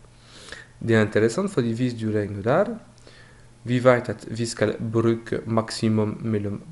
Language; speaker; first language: Norwegian; non-native, fluent; French